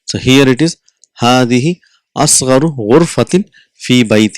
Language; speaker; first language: Arabic; non-native, fluent; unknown